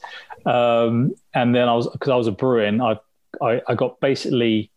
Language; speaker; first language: English; native; English